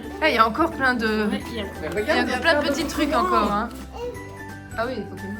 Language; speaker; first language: French; native; French